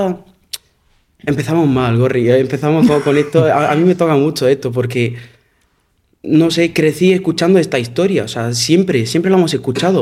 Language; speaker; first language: Spanish; non-native, fluent; Arabic